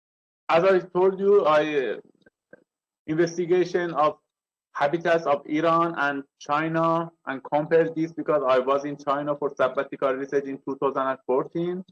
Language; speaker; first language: English; non-native, learner; Persian